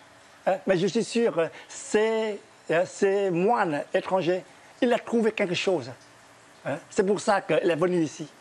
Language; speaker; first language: French; non-native, fluent; Vietnamese